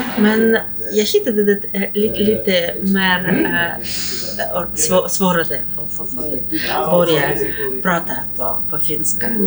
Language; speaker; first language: Swedish; non-native, learner; Russian